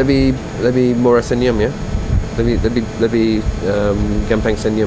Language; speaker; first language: Indonesian; non-native, learner; English